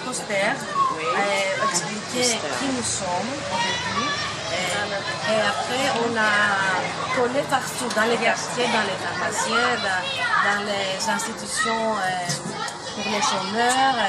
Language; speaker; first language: French; non-native, fluent; Greek